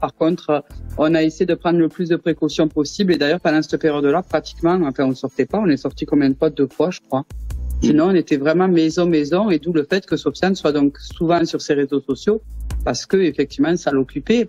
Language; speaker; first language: French; native; French